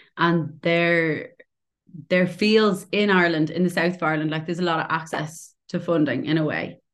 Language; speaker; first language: English; native; English